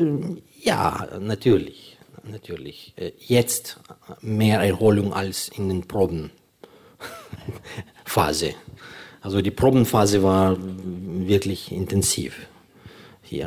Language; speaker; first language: German; non-native, fluent; Ukrainian